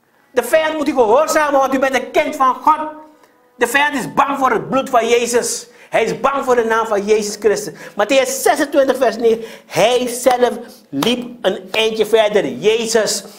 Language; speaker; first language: Dutch; non-native, local second language; Sranan Tongo